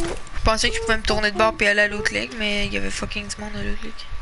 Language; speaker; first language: French; native; French